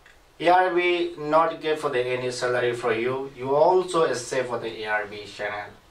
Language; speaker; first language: English; non-native, learner; Rohingya